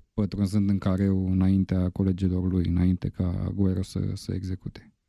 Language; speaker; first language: Romanian; native; Romanian